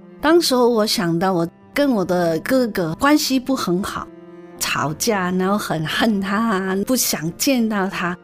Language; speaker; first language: Chinese; non-native, local second language; Cantonese